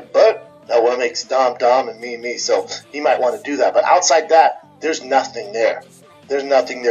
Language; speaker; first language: English; native; English